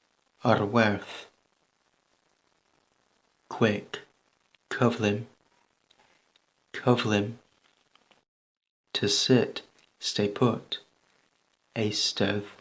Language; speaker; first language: Welsh; non-native, learner; English